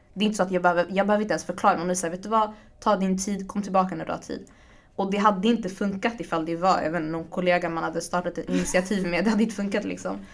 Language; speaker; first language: Swedish; early bilingual, other home language; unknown